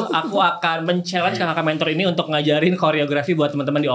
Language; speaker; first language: Indonesian; native; Indonesian